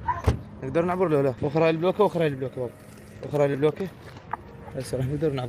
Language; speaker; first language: Arabic; native; Arabic